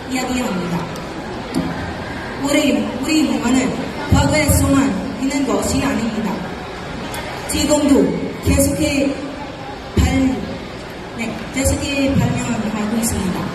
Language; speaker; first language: Korean; non-native, learner; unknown